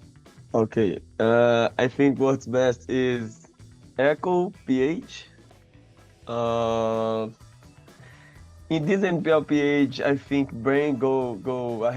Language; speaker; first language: English; non-native, learner; Portuguese